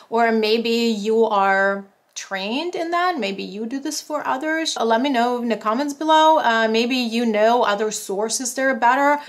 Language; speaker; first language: English; non-native, fluent; Russian